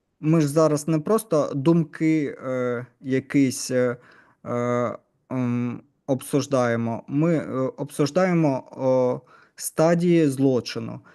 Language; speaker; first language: Ukrainian; non-native, learner; Russian